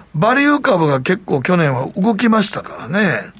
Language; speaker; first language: Japanese; native; Japanese